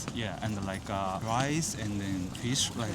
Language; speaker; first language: English; non-native, learner; Japanese